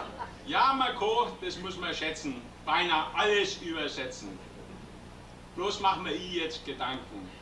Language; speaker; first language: German; native; German